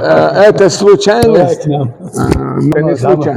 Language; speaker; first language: Russian; non-native, local second language; Chechen